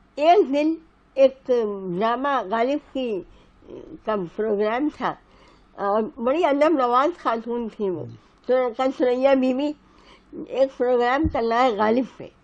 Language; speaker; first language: Urdu; native; Urdu